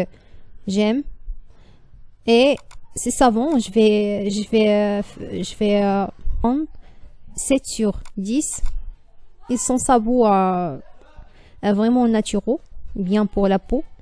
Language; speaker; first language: French; non-native, learner; Arabic